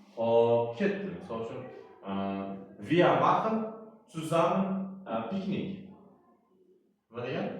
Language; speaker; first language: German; non-native, fluent; Uzbek